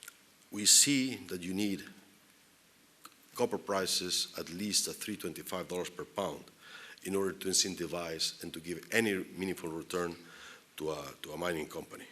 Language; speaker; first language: English; non-native, fluent; Spanish